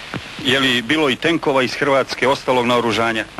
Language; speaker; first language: Croatian; native; Croatian